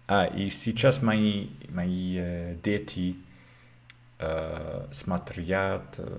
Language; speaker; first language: Russian; non-native, learner; English